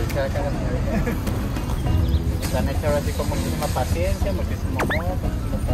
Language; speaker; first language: Spanish; native; Spanish